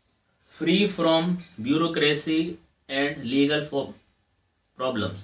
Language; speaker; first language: English; non-native, local second language; Hindi